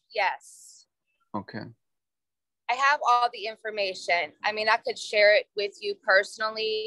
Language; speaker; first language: English; native; English